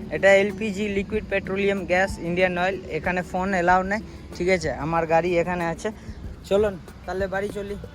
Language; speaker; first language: Bangla; non-native, learner; Hindi